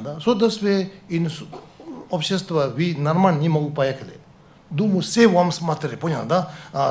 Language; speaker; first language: Russian; non-native, learner; Tibetan